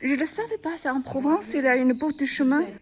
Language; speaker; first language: French; non-native, fluent; Chinese